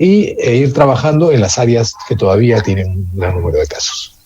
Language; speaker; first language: Spanish; native; Spanish